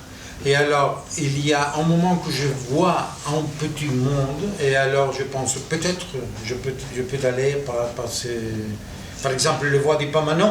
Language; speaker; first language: French; non-native, fluent; Catalan